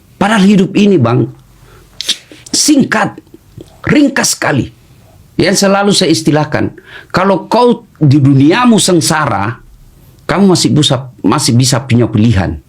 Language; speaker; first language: Indonesian; non-native, local second language; Buginese